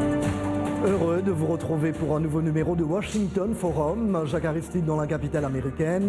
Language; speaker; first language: French; native; French